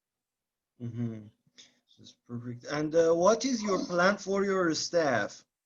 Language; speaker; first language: English; non-native, learner; Persian